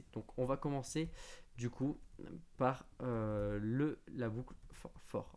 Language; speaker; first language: French; native; French